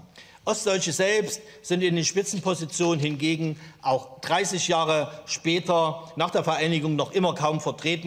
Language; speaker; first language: German; native; German